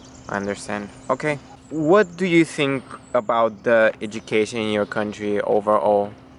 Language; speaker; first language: English; non-native, fluent; Bulgarian